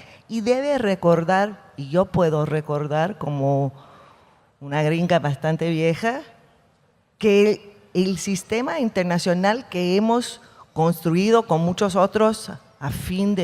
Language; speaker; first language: Spanish; non-native, fluent; English